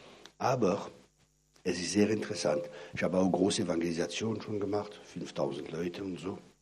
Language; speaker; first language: German; non-native, fluent; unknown